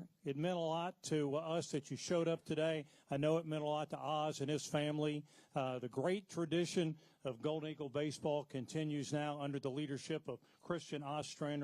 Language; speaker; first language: English; native; English